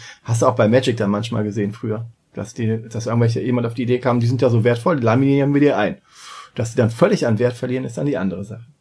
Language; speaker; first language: German; native; German